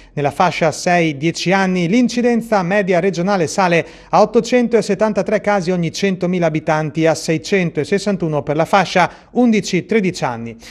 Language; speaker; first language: Italian; native; Italian